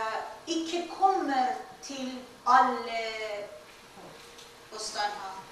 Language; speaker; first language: Norwegian; non-native, learner; Persian